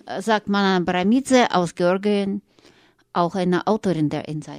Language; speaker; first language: German; non-native, fluent; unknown